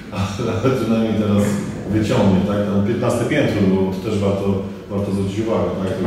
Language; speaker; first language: Polish; native; Polish